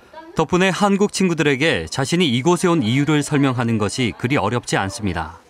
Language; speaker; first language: Korean; native; Korean